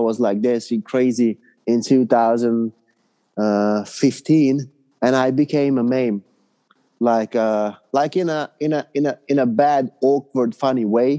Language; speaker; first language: English; non-native, fluent; Hungarian